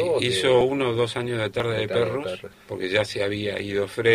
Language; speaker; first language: Spanish; native; Spanish